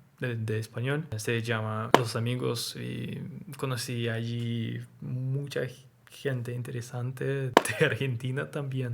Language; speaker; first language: Spanish; non-native, learner; Russian